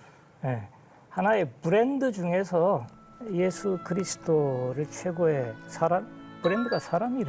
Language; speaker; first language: Korean; native; Korean